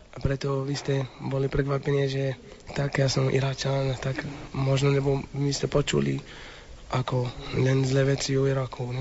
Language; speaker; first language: Slovak; non-native, learner; Arabic